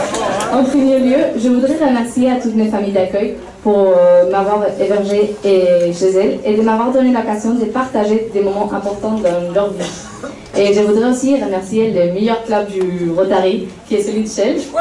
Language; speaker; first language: French; non-native, fluent; Spanish